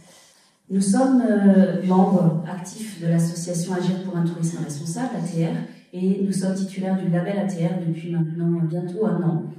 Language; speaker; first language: French; native; French